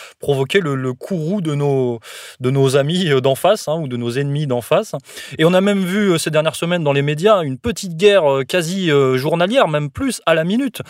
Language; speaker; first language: French; native; French